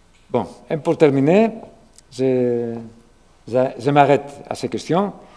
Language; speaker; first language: French; non-native, fluent; Greek